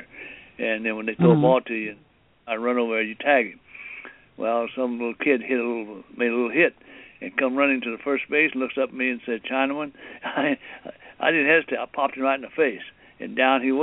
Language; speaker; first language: English; early bilingual, other home language; Cantonese